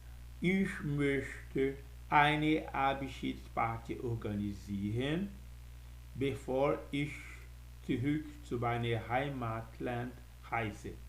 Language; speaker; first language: German; non-native, fluent; Portuguese